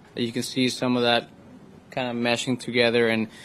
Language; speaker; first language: English; non-native, fluent; Spanish